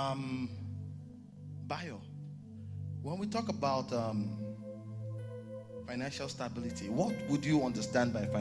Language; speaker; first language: English; non-native, local second language; Yoruba